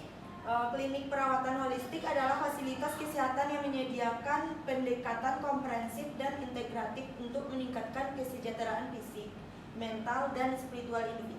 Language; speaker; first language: Indonesian; native; Indonesian